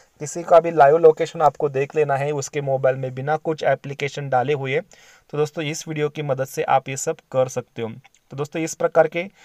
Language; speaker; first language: Hindi; non-native, local second language; Marathi